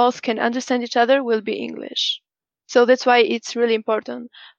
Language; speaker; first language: English; non-native, fluent; Albanian